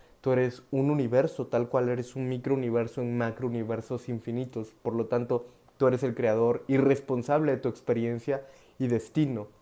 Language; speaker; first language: Spanish; native; Spanish